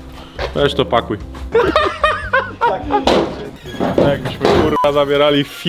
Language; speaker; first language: Polish; native; Polish